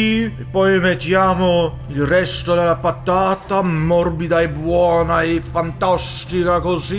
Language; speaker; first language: Italian; non-native, learner; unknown